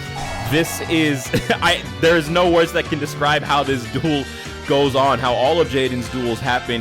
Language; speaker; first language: English; native; English